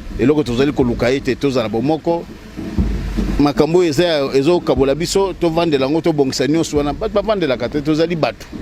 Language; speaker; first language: Lingala; non-native, local second language; Kongo